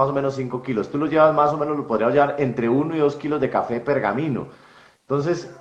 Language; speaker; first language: Spanish; native; Spanish